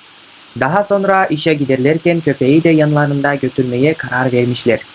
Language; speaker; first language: Turkish; non-native, fluent; Kyrgyz